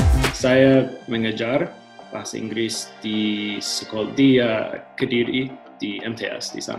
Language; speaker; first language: Indonesian; non-native, learner; English